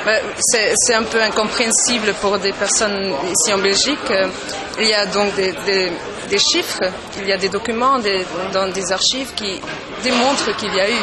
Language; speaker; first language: French; non-native, local second language; Dutch